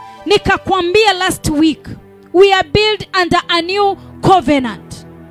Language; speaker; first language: English; non-native, local second language; Swahili